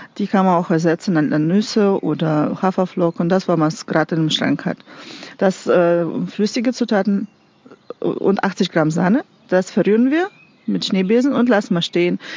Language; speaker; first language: German; non-native, fluent; Russian